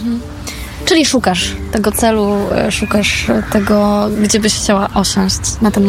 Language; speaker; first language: Polish; native; Polish